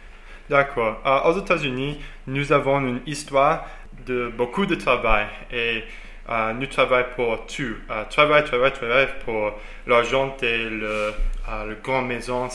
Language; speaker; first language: French; non-native, learner; English